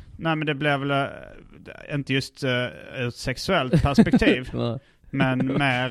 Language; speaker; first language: Swedish; native; Swedish